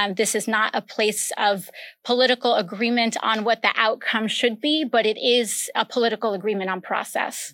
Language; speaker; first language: English; early bilingual, other home language; Spanish